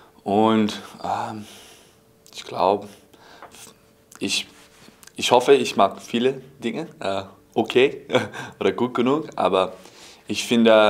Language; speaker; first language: German; non-native, fluent; English